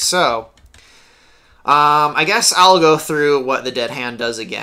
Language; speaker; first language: English; native; English